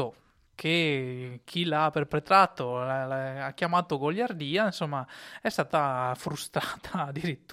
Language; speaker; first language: Italian; native; Italian